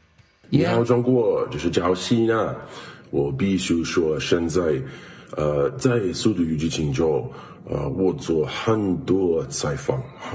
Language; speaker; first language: Chinese; non-native, learner; English